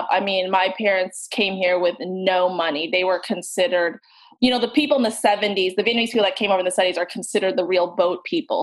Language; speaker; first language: English; native; English